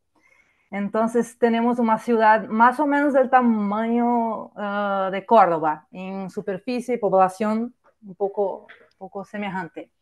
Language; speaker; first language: Spanish; non-native, fluent; Portuguese